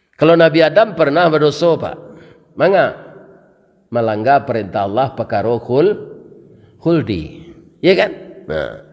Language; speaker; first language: Malay; non-native, local second language; Minangkabau